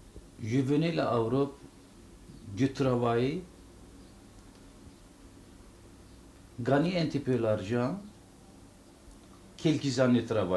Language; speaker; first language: French; non-native, local second language; Turkish